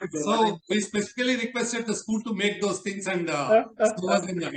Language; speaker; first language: English; non-native, local second language; Telugu